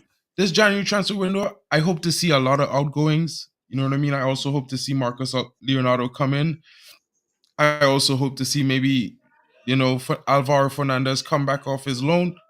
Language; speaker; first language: English; native; English